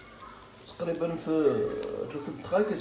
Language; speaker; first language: Arabic; native; Arabic